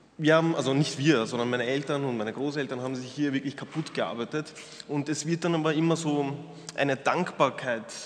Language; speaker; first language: German; early bilingual, other home language; Turkish